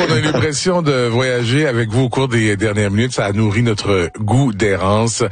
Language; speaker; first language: French; native; French